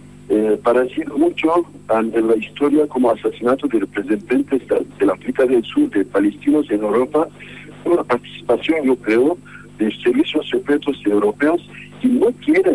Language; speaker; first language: Spanish; non-native, fluent; Kurdish